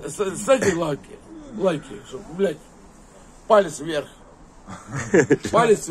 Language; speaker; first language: Russian; native; Russian